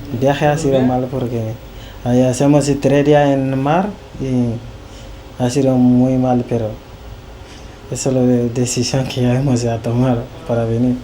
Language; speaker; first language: Spanish; non-native, learner; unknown